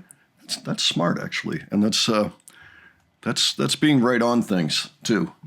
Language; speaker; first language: English; native; English